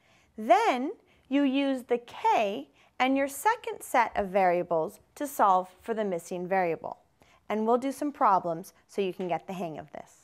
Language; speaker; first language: English; native; English